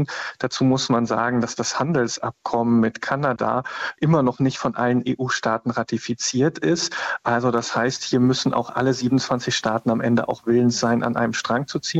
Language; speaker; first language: German; native; German